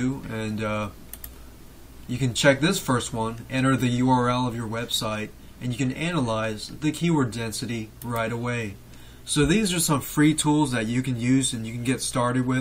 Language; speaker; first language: English; native; English